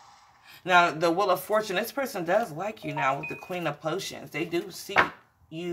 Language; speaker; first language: English; native; English